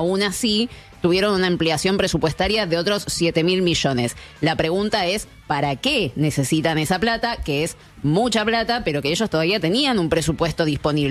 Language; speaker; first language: Spanish; native; Spanish